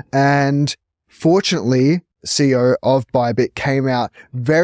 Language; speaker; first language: English; native; English